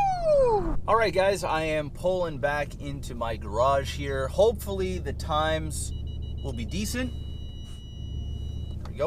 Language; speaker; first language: English; native; English